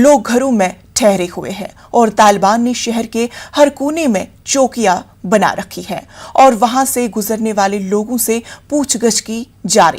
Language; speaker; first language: Hindi; native; Hindi